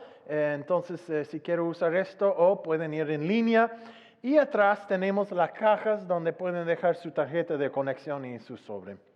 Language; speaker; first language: Spanish; non-native, fluent; English